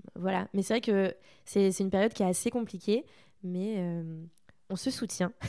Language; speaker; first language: French; native; French